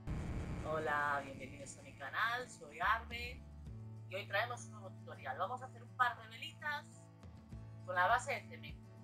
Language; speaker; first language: Spanish; native; Spanish